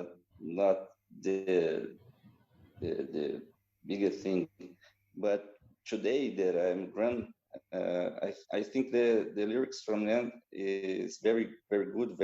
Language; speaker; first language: English; non-native, fluent; Portuguese